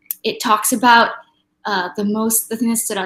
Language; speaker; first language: English; non-native, local second language; Filipino